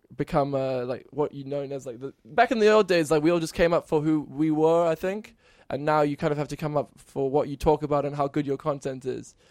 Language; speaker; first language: English; native; English